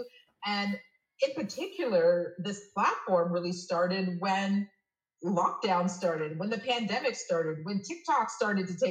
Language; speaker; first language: English; native; English